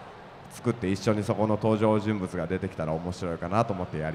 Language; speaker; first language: Japanese; native; Japanese